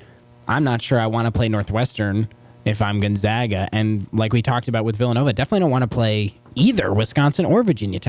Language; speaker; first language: English; native; English